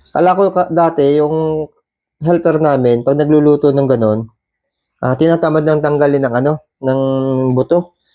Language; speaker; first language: Filipino; native; Filipino